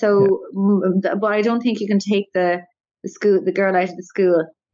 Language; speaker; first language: English; native; English